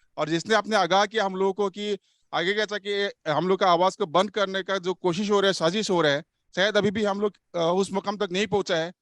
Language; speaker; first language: Hindi; non-native, local second language; Assamese